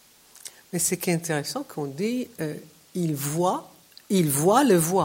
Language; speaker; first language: French; non-native, fluent; Hebrew